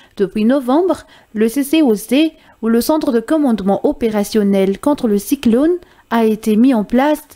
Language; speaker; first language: French; non-native, local second language; Malagasy